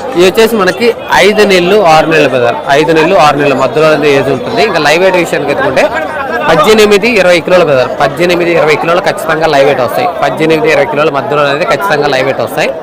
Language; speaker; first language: Telugu; native; Telugu